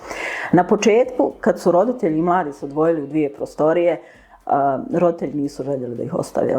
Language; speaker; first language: Bosnian; native; Bosnian